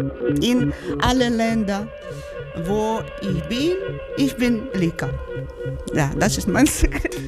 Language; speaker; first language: German; non-native, learner; Ukrainian